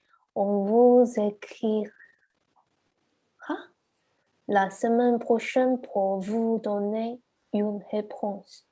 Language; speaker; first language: French; non-native, learner; Chinese